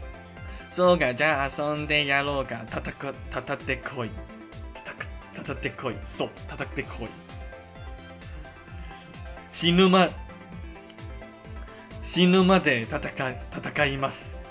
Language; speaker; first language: Japanese; non-native, learner; Cantonese